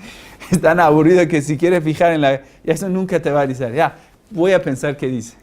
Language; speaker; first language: Spanish; non-native, fluent; Persian